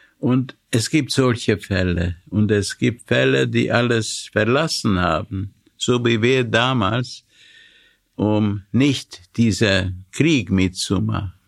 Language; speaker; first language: German; non-native, fluent; Hungarian